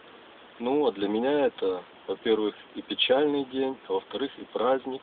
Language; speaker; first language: Russian; native; Russian